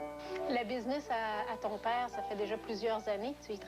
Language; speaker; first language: French; native; French